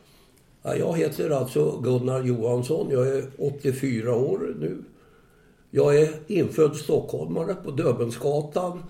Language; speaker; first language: Swedish; native; Swedish